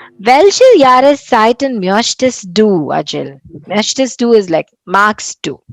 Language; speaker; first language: German; non-native, fluent; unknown